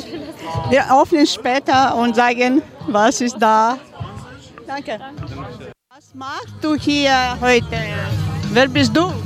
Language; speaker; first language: German; non-native, learner; Ukrainian